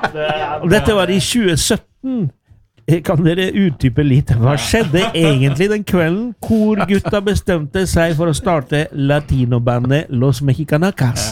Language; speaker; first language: Norwegian; non-native, local second language; Spanish